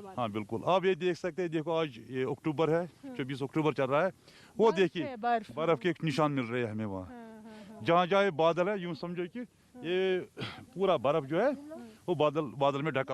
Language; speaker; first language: Hindi; non-native, local second language; Kashmiri